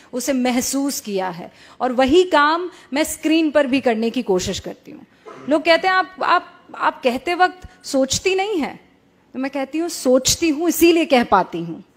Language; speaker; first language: Hindi; native; Hindi